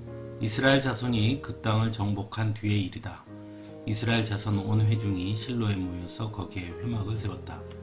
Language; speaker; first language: Korean; native; Korean